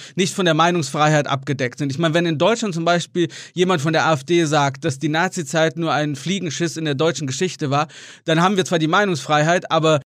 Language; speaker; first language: German; native; German